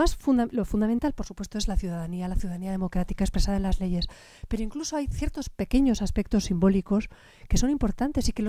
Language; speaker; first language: Spanish; native; Spanish